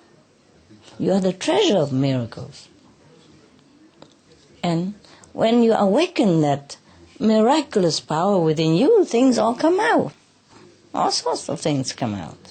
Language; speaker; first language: English; non-native, fluent; Vietnamese